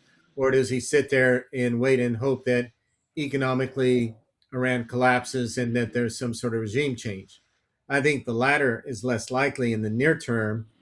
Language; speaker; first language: English; native; English